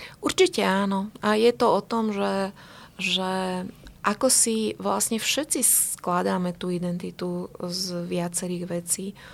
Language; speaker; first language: Slovak; non-native, local second language; Hungarian